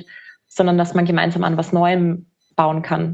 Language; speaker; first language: German; native; German